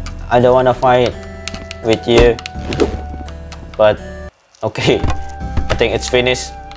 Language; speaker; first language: English; non-native, learner; Indonesian